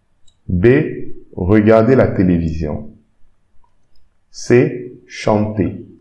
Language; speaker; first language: French; non-native, fluent; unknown